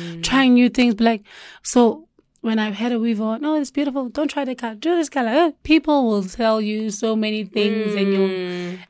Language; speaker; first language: English; non-native, local second language; Zulu